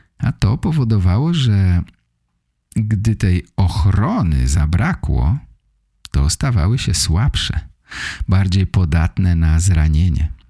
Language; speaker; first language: Polish; native; Polish